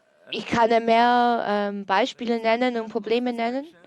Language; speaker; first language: German; native; German